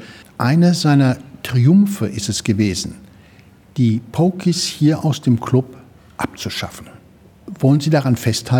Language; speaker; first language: German; native; German